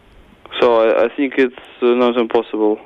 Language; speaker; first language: English; non-native, learner; Russian